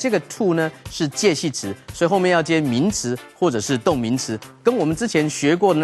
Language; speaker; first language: Chinese; native; Chinese